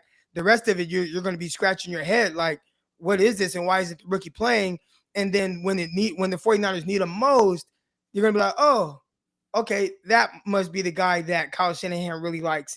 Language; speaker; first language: English; native; English